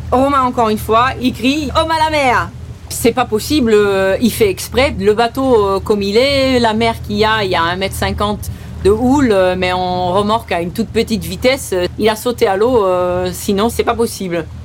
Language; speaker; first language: French; early bilingual, other home language; Dutch